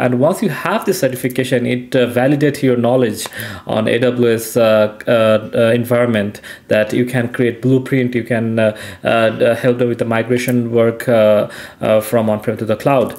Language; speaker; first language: English; non-native, local second language; Bangla